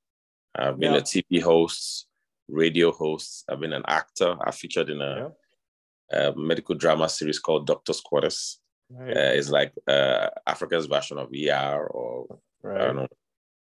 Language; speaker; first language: English; non-native, local second language; Yoruba